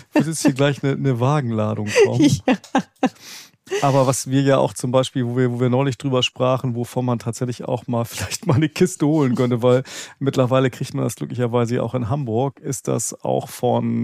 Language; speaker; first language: German; native; German